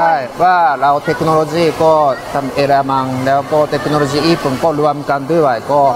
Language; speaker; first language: Thai; non-native, learner; Japanese